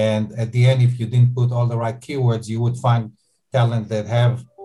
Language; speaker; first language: English; non-native, fluent; Hebrew